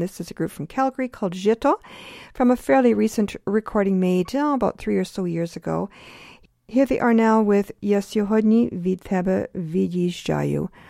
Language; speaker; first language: English; early bilingual, other home language; Ukrainian